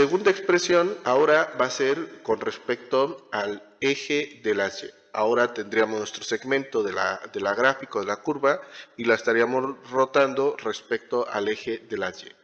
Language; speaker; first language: Spanish; native; Spanish